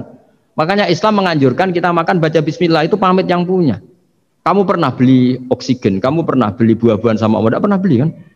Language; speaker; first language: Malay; non-native, local second language; Javanese